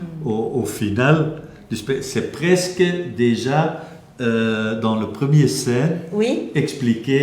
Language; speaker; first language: French; non-native, local second language; Dutch